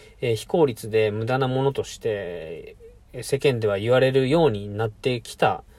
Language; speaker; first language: Japanese; native; Japanese